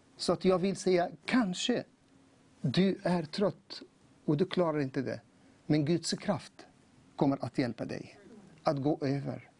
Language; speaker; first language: Swedish; non-native, learner; Arabic